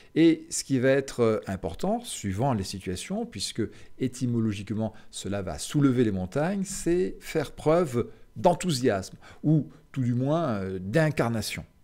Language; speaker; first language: French; native; French